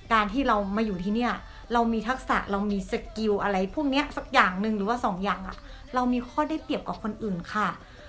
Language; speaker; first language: Thai; native; Thai